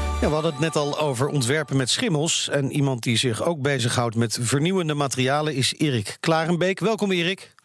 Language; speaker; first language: Dutch; native; Dutch